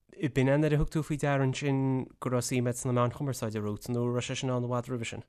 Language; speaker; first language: Irish; native; Irish